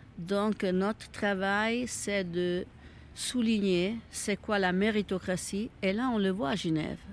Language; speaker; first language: French; non-native, fluent; Italian